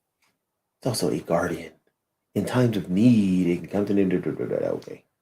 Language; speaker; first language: English; native; English